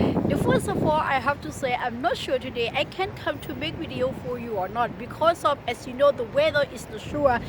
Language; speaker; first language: English; non-native, learner; Thai